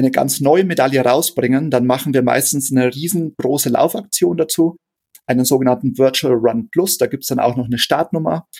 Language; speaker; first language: German; native; German